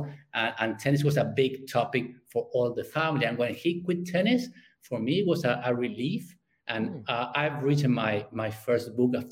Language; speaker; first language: English; non-native, fluent; Spanish